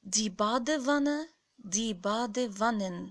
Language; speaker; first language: German; non-native, fluent; Arabic